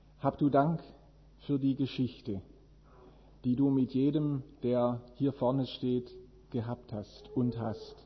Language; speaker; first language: German; native; German